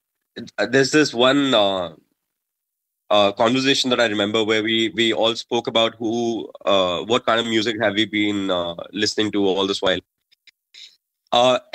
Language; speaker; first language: English; non-native, local second language; Hindi